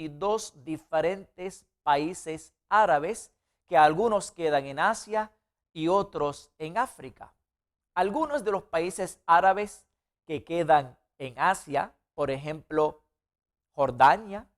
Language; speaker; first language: Spanish; non-native, fluent; Arabic